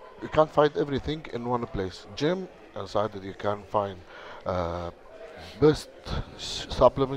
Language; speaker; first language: English; non-native, learner; Arabic